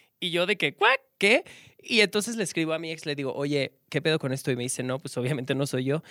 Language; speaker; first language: Spanish; native; Spanish